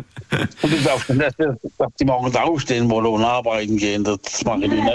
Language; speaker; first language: German; native; German